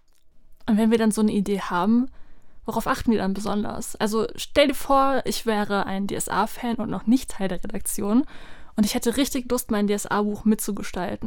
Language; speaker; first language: German; native; German